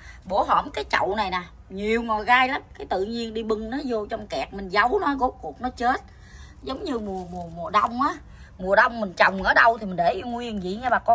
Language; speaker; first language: Vietnamese; native; Vietnamese